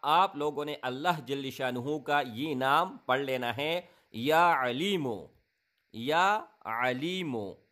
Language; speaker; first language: Urdu; non-native, local second language; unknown